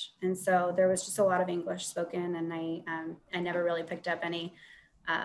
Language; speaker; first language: English; native; English